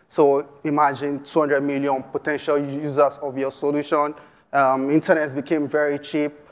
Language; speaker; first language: English; non-native, local second language; Yoruba